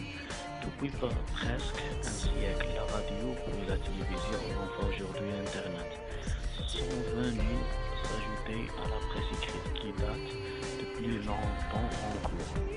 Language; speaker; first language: French; non-native, learner; Arabic